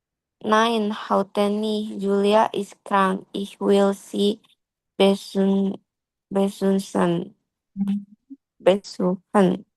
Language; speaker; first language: German; non-native, learner; Indonesian